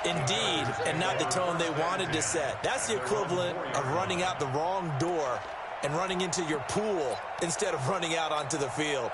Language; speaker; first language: English; native; English